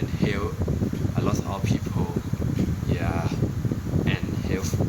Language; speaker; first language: English; non-native, learner; Thai